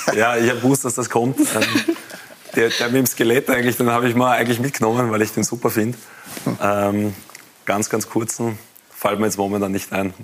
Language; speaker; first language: German; native; German